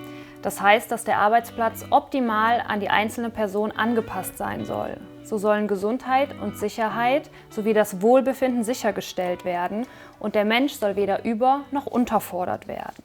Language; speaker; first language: German; native; German